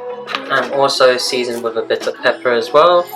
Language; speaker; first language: English; native; English